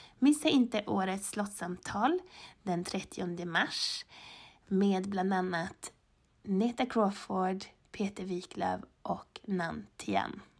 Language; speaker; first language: Swedish; native; Swedish